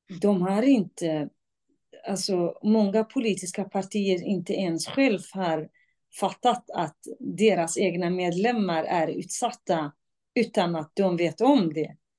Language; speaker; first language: Swedish; non-native, fluent; Kurdish